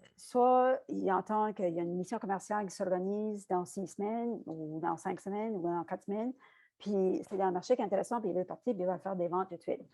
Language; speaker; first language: French; native; French